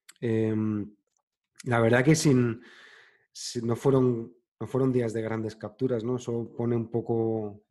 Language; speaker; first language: Spanish; native; Spanish